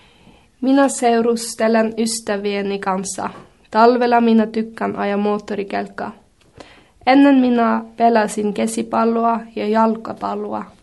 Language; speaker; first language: Finnish; non-native, learner; Norwegian